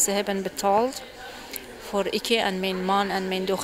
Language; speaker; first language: Dutch; non-native, fluent; Persian